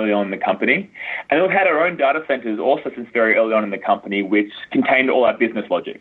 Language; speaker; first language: English; native; English